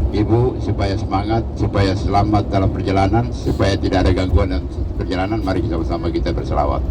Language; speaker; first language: Indonesian; native; Indonesian